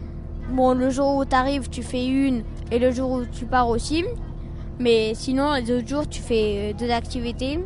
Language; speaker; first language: French; non-native, learner; Spanish